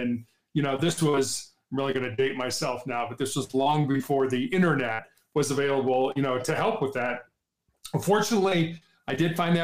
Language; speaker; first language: English; native; English